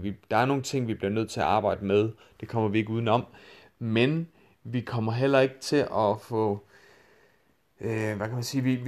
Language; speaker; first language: Danish; native; Danish